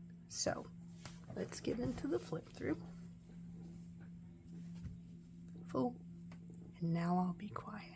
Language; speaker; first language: English; native; English